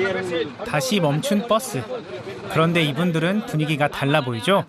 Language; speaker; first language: Korean; native; Korean